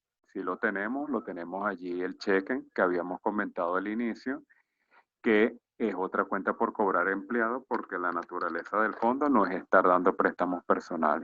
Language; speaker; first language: Spanish; native; Spanish